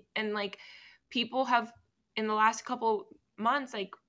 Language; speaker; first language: English; early bilingual, other home language; Spanish